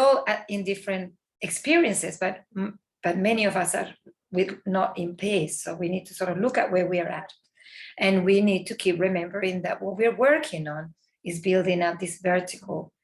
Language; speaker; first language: English; non-native, fluent; Spanish